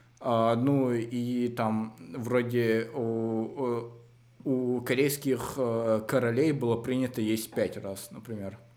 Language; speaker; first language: Russian; native; Russian